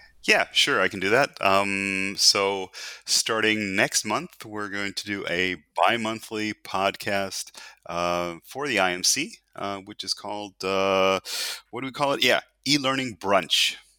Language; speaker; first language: English; early bilingual, other home language; German